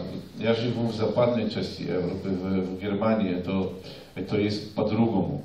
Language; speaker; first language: Russian; non-native, fluent; Polish